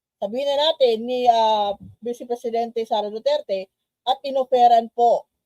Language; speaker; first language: Filipino; non-native, local second language; Cebuano